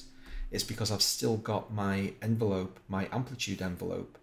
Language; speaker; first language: English; native; English